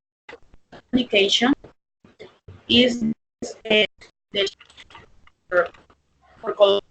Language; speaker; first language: English; non-native, learner; Spanish